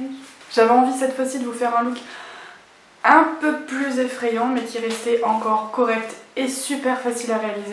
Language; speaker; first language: French; native; French